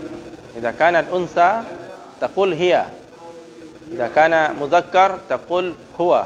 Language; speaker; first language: Arabic; non-native, fluent; Indonesian